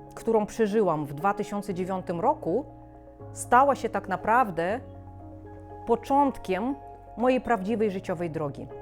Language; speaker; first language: Polish; non-native, fluent; Korean